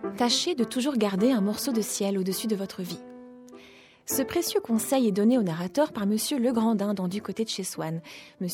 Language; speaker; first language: French; native; French